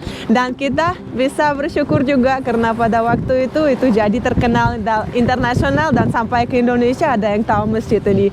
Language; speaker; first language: Indonesian; non-native, fluent; Russian